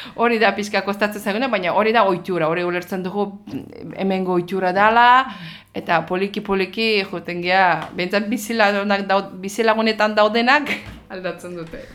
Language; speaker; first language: Basque; non-native, fluent; Azerbaijani